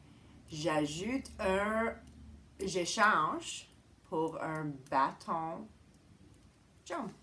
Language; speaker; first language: French; non-native, fluent; English